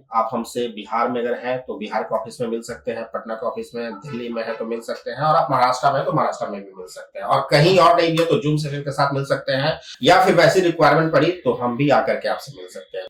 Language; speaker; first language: Hindi; native; Hindi